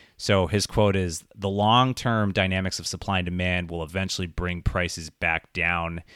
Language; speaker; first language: English; native; English